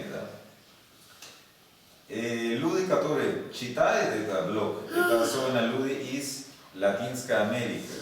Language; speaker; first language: Russian; non-native, learner; Spanish